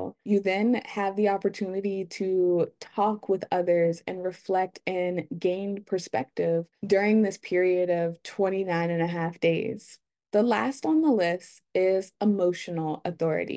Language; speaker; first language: English; native; English